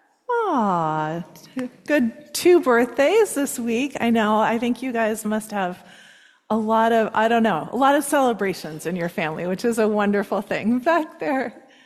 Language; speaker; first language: English; native; English